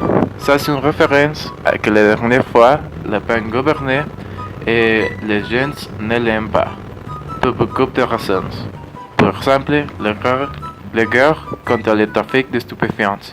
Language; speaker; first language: French; non-native, learner; Spanish